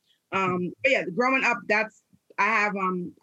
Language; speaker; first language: English; native; English